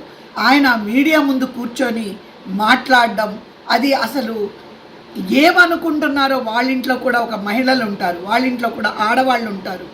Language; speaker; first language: Telugu; native; Telugu